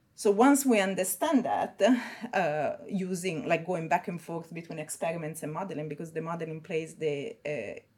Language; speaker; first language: English; non-native, fluent; Italian